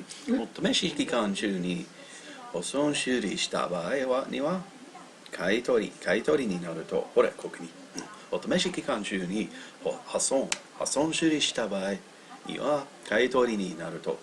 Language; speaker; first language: Japanese; non-native, learner; English